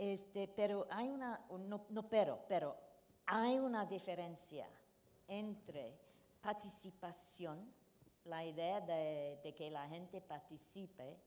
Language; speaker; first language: Spanish; non-native, fluent; English